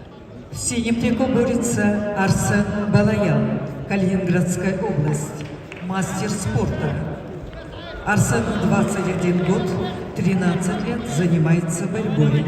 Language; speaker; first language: Russian; native; Russian